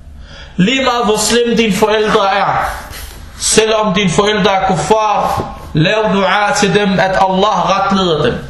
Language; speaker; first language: Danish; non-native, fluent; Arabic